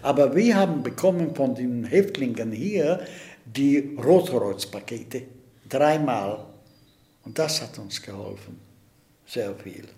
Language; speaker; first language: German; non-native, fluent; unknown